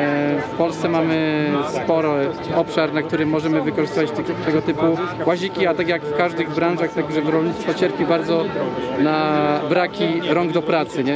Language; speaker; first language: Polish; native; Polish